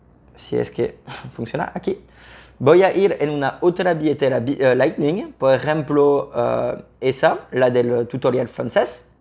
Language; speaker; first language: Spanish; non-native, fluent; French